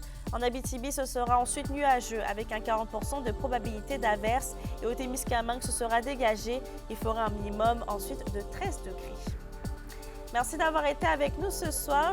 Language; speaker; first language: French; native; French